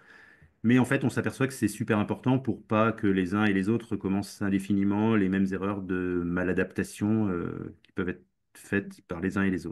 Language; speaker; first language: French; native; French